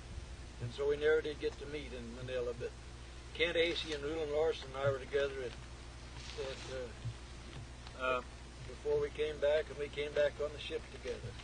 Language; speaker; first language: English; native; English